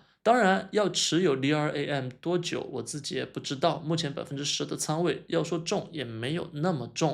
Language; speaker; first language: Chinese; native; Chinese